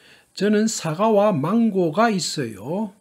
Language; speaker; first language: Korean; native; Korean